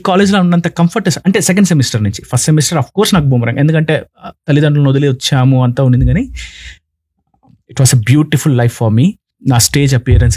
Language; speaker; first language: Telugu; non-native, local second language; Tamil